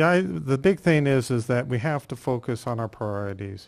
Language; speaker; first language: English; native; English